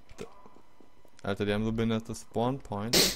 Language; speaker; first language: German; native; German